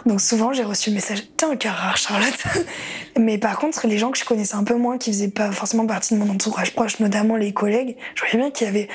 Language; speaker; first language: French; native; French